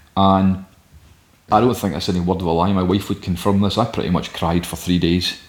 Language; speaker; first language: English; native; English